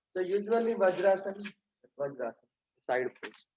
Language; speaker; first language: English; non-native, local second language; Telugu